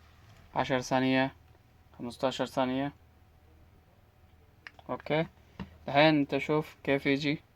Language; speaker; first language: Arabic; non-native, learner; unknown